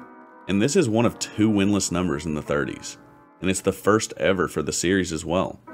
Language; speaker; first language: English; native; English